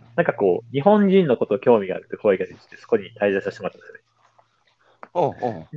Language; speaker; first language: Japanese; native; Japanese